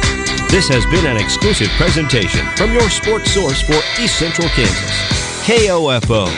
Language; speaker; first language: English; native; English